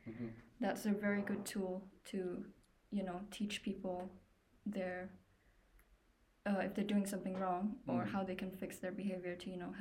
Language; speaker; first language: English; native; English